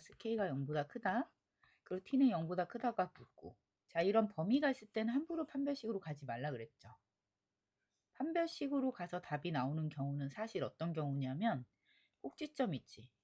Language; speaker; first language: Korean; native; Korean